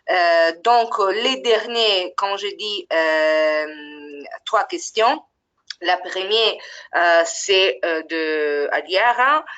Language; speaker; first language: French; non-native, fluent; Italian